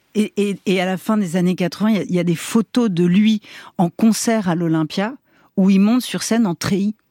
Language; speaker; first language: French; native; French